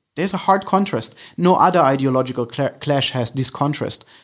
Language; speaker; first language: English; non-native, fluent; German